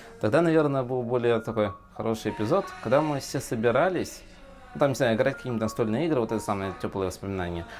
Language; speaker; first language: Russian; native; Russian